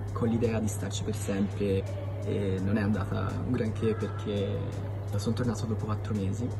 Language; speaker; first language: Italian; early bilingual, other home language; Iloko